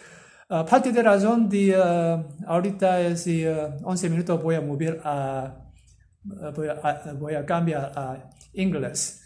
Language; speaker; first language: Spanish; non-native, learner; Korean